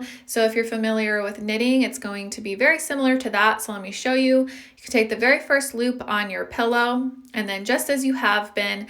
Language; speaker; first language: English; native; English